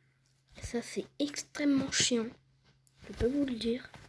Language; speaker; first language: French; native; French